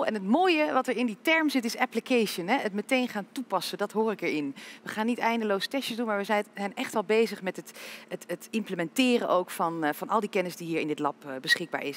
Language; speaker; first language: Dutch; native; Dutch